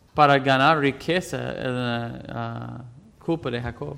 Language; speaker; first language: Spanish; non-native, fluent; English